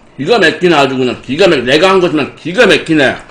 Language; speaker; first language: Korean; native; Korean